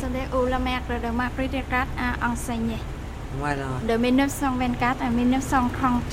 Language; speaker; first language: French; non-native, learner; Vietnamese